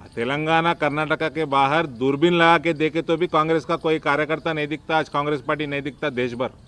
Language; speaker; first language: Hindi; non-native, local second language; Telugu